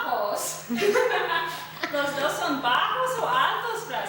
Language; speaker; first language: Spanish; non-native, fluent; English